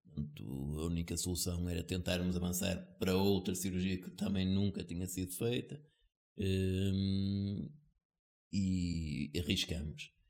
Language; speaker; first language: Portuguese; native; Portuguese